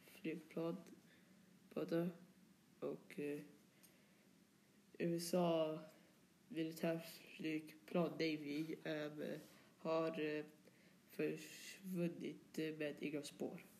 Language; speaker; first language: Swedish; non-native, learner; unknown